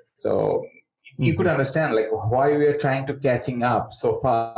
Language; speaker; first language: English; non-native, local second language; Bangla